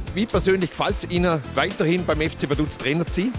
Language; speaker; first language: German; native; German